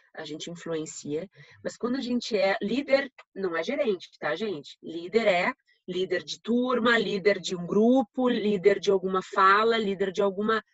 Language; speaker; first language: Portuguese; native; Portuguese